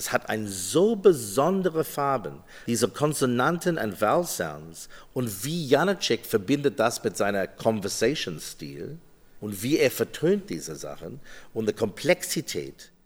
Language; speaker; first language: German; non-native, fluent; English